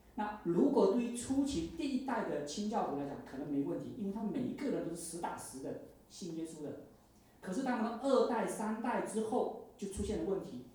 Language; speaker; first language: Chinese; native; Chinese